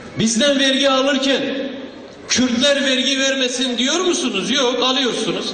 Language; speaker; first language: Turkish; non-native, local second language; Kurdish